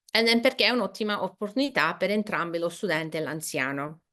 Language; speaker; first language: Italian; non-native, fluent; English